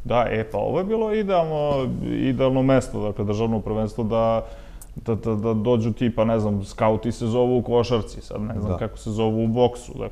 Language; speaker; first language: Serbian; native; Serbian